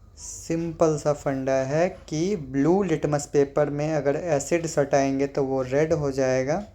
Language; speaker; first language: Hindi; native; Hindi